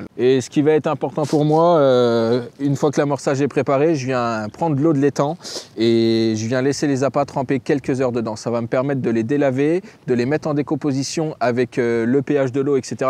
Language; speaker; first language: French; native; French